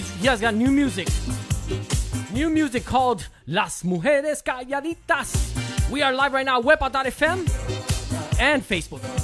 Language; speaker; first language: English; early bilingual, other home language; Spanish